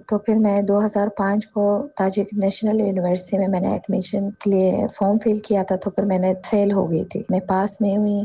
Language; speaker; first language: Urdu; non-native, fluent; Tajik